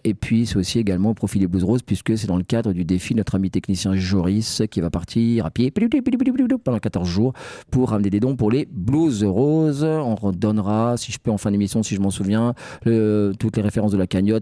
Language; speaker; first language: French; native; French